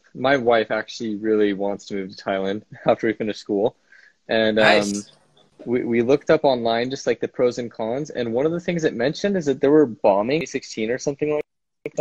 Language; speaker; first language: English; native; English